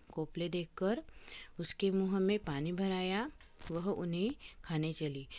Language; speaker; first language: Hindi; non-native, local second language; Marathi